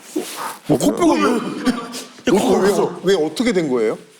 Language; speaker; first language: Korean; native; Korean